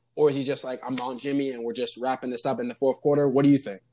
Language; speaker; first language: English; native; English